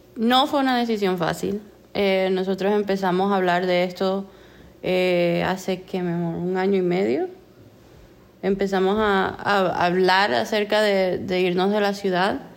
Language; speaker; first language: Spanish; non-native, fluent; English